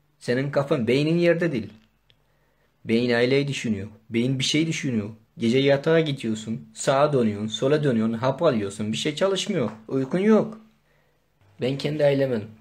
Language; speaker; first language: Turkish; non-native, local second language; Kurdish